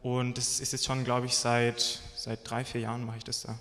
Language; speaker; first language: German; native; German